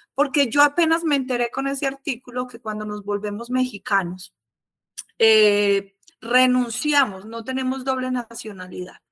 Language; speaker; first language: Spanish; native; Spanish